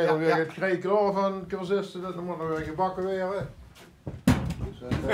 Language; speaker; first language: Dutch; native; Dutch